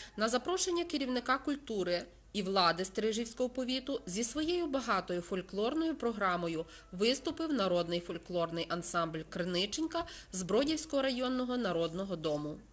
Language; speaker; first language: Ukrainian; native; Ukrainian